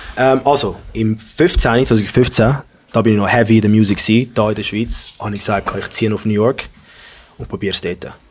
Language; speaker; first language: German; early bilingual, other home language; English